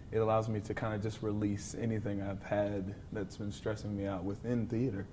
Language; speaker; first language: English; native; English